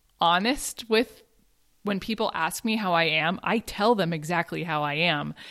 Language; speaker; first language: English; native; English